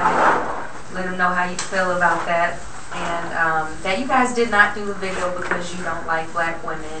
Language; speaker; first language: English; native; English